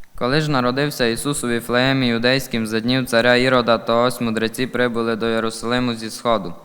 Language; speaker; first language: Ukrainian; native; Ukrainian